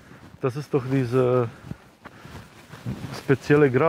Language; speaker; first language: German; non-native, learner; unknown